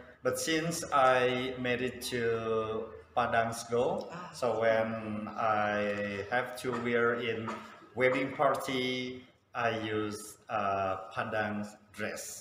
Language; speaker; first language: English; non-native, fluent; Sundanese